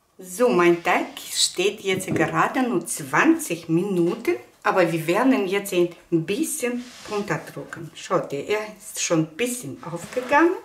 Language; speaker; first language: German; non-native, fluent; Russian